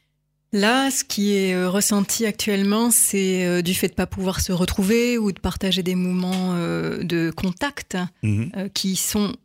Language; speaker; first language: French; native; French